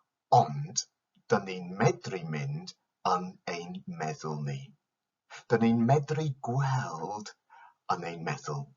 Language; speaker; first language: Welsh; non-native, fluent; English